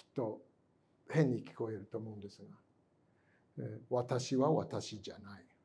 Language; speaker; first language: Japanese; non-native, fluent; English